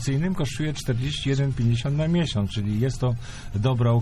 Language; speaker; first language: Polish; native; Polish